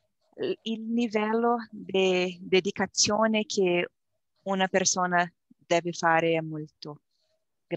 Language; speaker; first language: Italian; non-native, learner; Portuguese